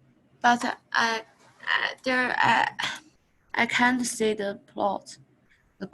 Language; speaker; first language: English; non-native, learner; Chinese